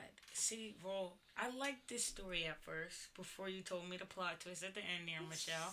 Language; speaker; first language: English; native; English